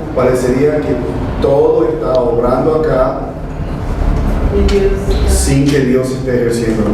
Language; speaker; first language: Spanish; native; Spanish